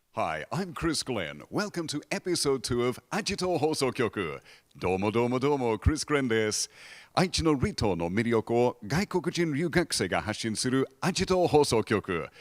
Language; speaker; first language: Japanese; non-native, fluent; English